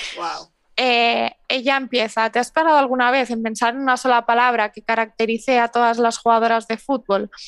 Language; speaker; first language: Spanish; native; Spanish